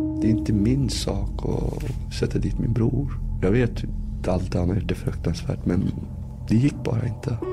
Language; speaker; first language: Swedish; early bilingual, other home language; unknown